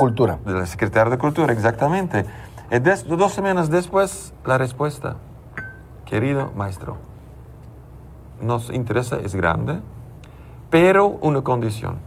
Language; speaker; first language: Spanish; non-native, learner; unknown